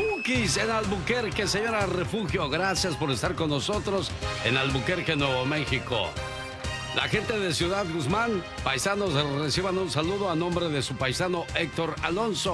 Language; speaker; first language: Spanish; native; Spanish